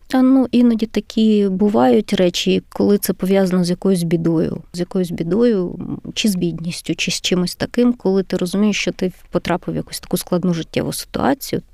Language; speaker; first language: Ukrainian; native; Ukrainian